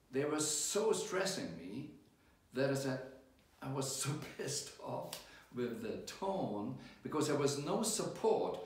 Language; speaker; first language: English; non-native, fluent; German